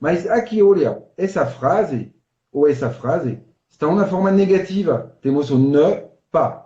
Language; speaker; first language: Portuguese; non-native, fluent; French